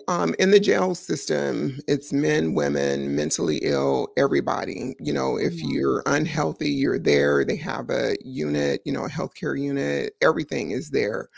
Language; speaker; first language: English; native; English